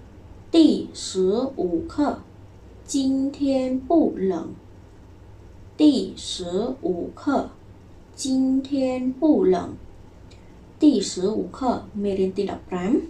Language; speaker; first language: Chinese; non-native, fluent; Khmer